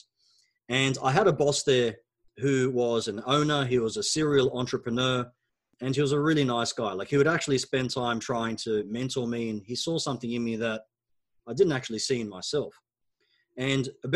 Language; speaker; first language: English; non-native, local second language; Arabic